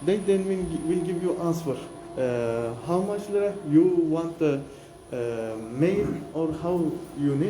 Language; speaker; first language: English; non-native, learner; Turkish